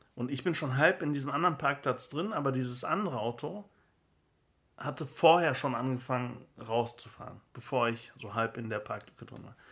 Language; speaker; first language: German; early bilingual, other home language; Turkish